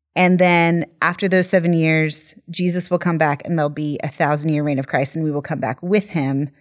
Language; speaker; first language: English; native; English